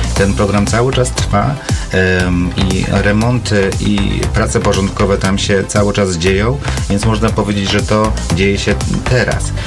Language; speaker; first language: Polish; native; Polish